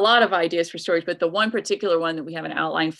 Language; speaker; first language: English; native; English